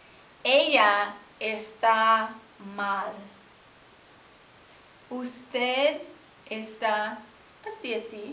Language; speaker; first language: Spanish; non-native, fluent; English